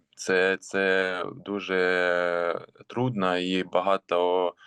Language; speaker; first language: Ukrainian; non-native, local second language; Russian